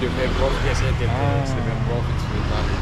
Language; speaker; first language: English; non-native, learner; Indonesian